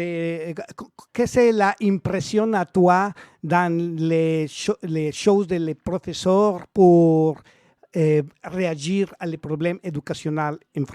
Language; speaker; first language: French; non-native, learner; Spanish